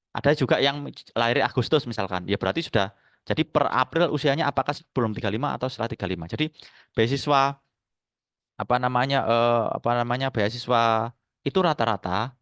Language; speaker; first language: Indonesian; native; Indonesian